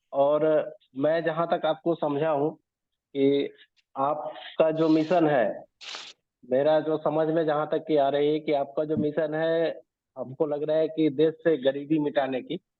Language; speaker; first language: Hindi; native; Hindi